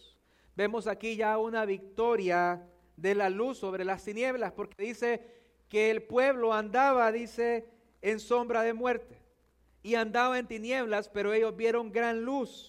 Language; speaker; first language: Spanish; native; Spanish